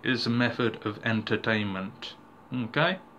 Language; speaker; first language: English; native; English